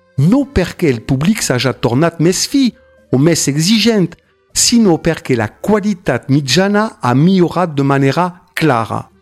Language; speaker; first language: Catalan; non-native, fluent; French